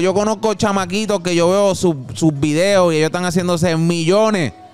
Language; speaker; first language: Spanish; early bilingual, heritage; Spanish